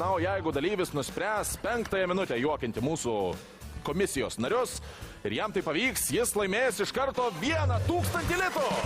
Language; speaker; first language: Lithuanian; native; Lithuanian